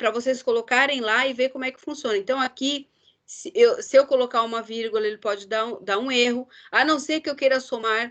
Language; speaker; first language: Portuguese; native; Portuguese